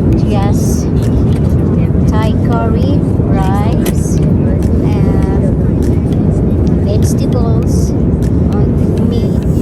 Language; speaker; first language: English; non-native, local second language; Filipino